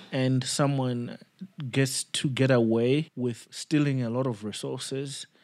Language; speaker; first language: English; non-native, local second language; Nyanja